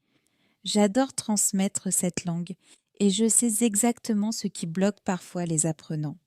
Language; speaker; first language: French; native; French